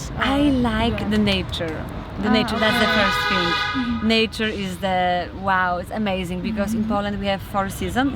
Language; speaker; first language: English; non-native, fluent; Polish